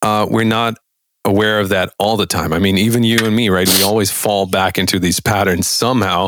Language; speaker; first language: English; non-native, fluent; German